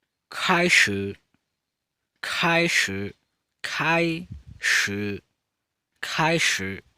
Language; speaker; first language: Chinese; non-native, fluent; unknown